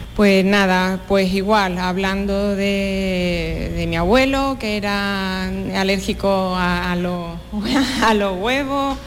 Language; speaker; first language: Spanish; native; Spanish